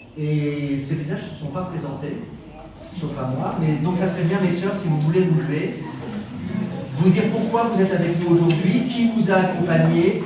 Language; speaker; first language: French; native; French